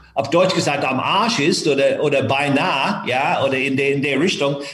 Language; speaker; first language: German; non-native, fluent; English